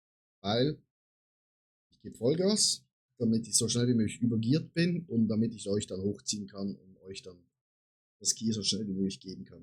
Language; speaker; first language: German; native; German